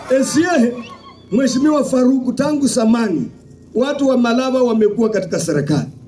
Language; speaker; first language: Swahili; non-native, local second language; Luyia